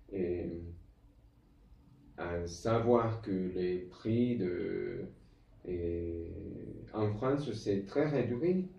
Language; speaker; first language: French; non-native, fluent; Spanish